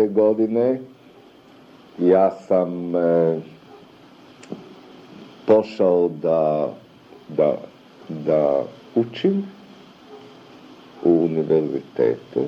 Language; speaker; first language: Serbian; early bilingual, other home language; German